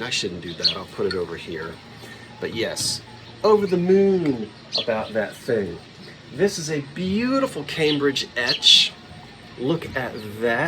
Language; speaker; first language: English; native; English